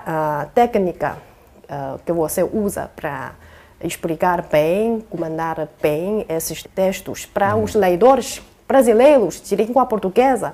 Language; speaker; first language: Portuguese; non-native, fluent; Chinese